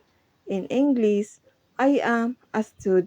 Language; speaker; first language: English; non-native, local second language; Filipino